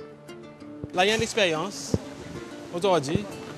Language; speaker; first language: French; non-native, learner; Seselwa Creole French